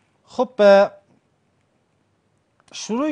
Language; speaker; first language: Persian; native; Persian